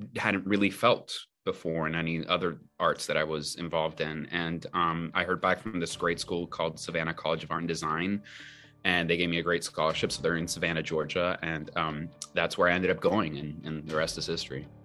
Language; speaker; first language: English; early bilingual, other home language; Spanish